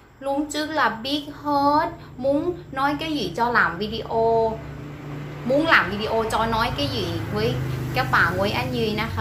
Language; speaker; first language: Vietnamese; non-native, learner; Thai